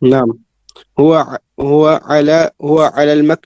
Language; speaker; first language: Arabic; non-native, learner; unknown